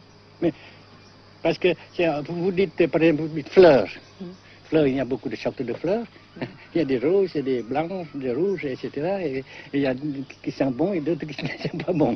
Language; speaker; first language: French; non-native, fluent; Vietnamese